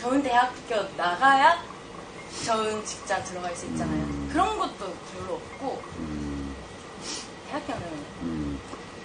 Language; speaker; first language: Korean; non-native, fluent; Japanese